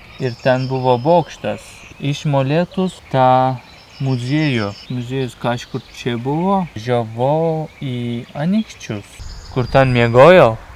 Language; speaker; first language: Lithuanian; non-native, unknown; Turkish